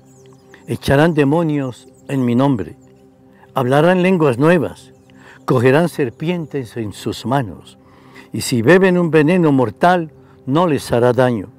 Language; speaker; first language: Spanish; native; Spanish